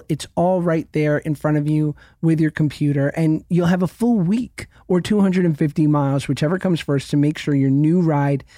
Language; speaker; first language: English; native; English